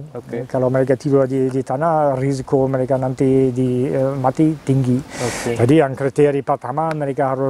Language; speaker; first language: Indonesian; non-native, fluent; German